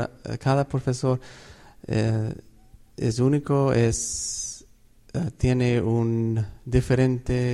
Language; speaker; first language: Spanish; non-native, fluent; English